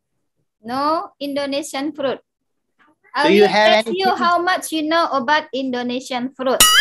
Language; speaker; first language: English; non-native, learner; Indonesian